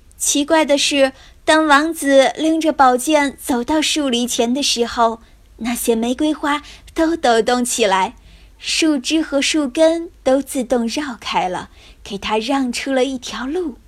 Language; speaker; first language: Chinese; native; Chinese